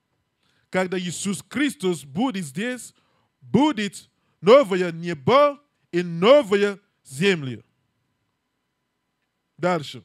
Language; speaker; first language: Russian; non-native, learner; English